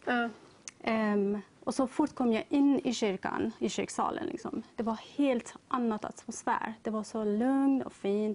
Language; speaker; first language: Swedish; non-native, learner; Persian